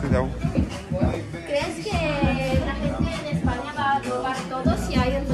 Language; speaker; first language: Spanish; non-native, learner; Korean